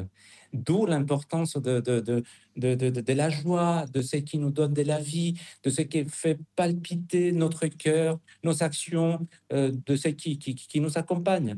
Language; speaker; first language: French; non-native, fluent; Spanish